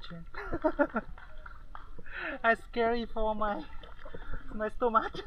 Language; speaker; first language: English; non-native, learner; Vietnamese